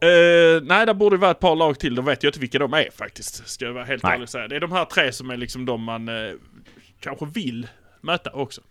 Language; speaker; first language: Swedish; native; Swedish